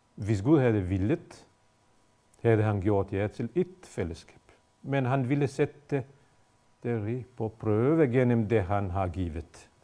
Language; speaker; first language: Danish; non-native, fluent; Bosnian